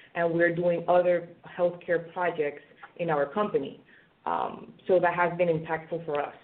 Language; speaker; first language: English; non-native, fluent; Spanish